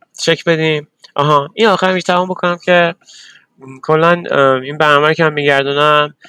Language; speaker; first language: Persian; early bilingual, other home language; English